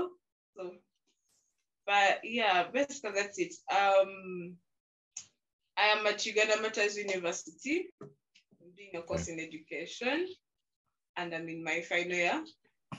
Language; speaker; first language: English; non-native, local second language; Ganda